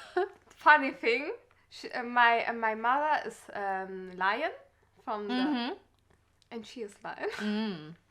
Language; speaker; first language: English; non-native, learner; German